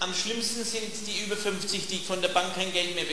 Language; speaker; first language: German; native; German